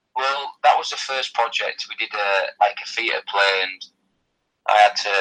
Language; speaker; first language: English; native; English